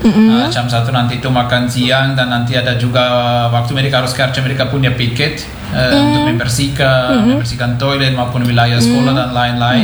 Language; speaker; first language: Indonesian; non-native, fluent; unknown